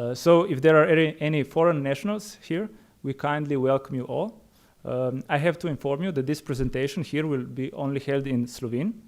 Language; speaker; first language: English; non-native, fluent; Slovenian